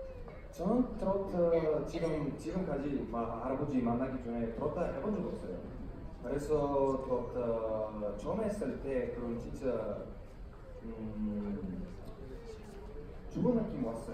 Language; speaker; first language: Korean; non-native, learner; Bulgarian